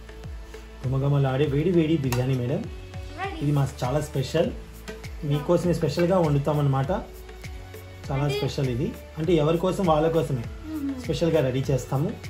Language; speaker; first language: Telugu; native; Telugu